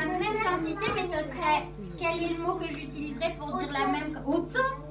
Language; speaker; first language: French; native; French